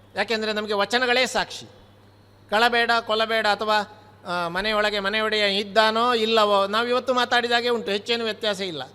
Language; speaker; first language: Kannada; native; Kannada